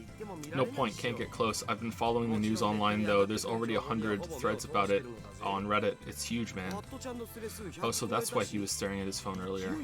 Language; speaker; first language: English; native; English